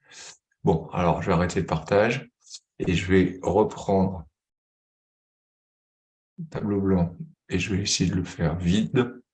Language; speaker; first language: French; native; French